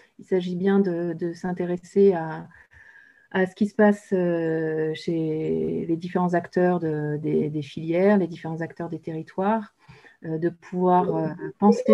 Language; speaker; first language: French; native; French